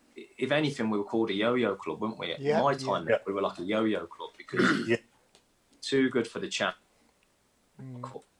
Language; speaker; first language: English; native; English